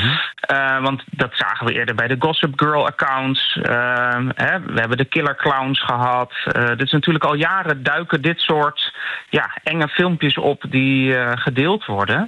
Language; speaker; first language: Dutch; native; Dutch